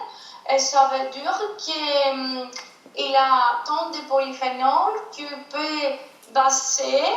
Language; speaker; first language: French; non-native, fluent; Greek